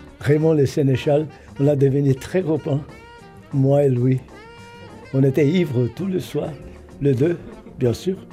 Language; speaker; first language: French; non-native, fluent; Portuguese